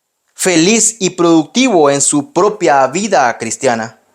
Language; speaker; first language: Spanish; native; Spanish